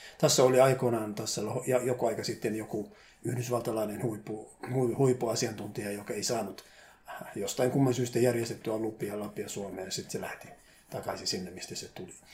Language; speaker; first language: Finnish; non-native, fluent; Somali